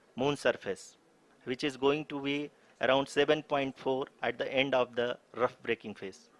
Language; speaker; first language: English; non-native, local second language; Hindi